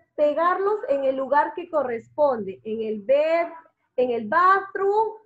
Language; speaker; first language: Spanish; native; Spanish